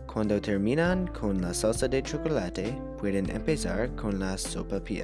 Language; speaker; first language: Spanish; non-native, learner; English